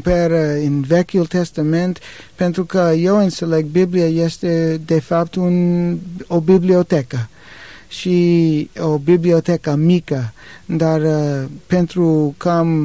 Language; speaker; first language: Romanian; non-native, learner; English